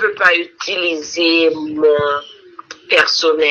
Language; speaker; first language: French; early bilingual, heritage; French